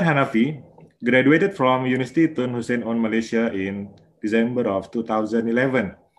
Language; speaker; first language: English; non-native, local second language; Malay